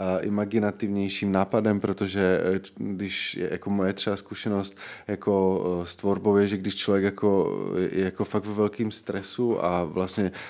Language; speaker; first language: Czech; native; Czech